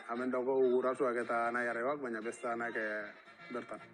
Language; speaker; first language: Basque; native; Basque